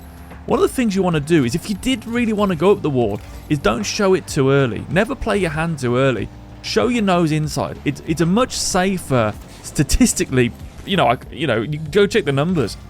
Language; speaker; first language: English; native; English